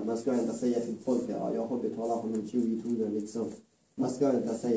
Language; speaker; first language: Swedish; non-native, fluent; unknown